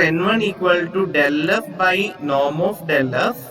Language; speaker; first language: English; non-native, local second language; Malayalam